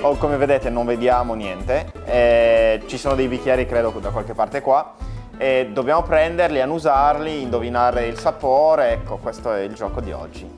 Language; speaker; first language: Italian; non-native, fluent; French